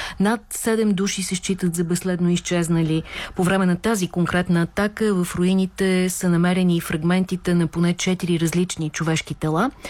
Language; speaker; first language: Bulgarian; native; Bulgarian